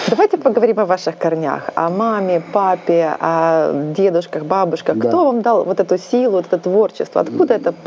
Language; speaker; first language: Russian; native; Russian